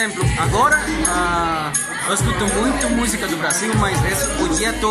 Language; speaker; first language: Portuguese; non-native, learner; Spanish